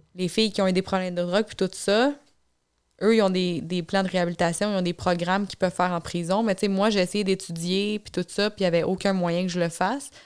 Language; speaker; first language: French; native; French